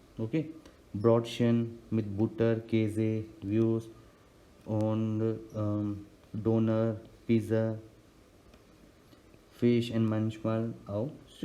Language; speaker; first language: German; non-native, learner; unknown